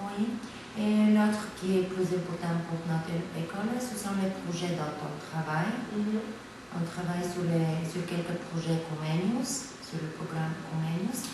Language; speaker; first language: French; non-native, fluent; Bulgarian